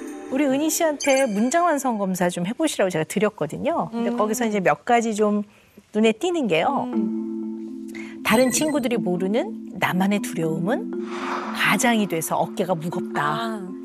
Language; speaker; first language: Korean; native; Korean